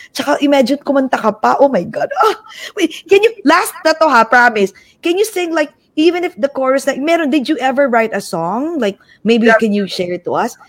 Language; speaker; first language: English; non-native, local second language; Filipino